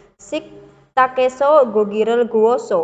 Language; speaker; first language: Korean; non-native, fluent; Indonesian